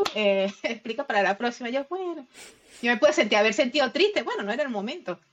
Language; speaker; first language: Spanish; native; Spanish